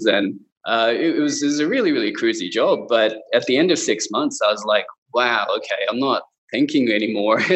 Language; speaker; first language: English; non-native, local second language; Cantonese